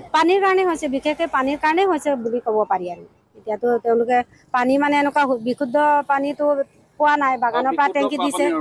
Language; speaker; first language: Assamese; native; Assamese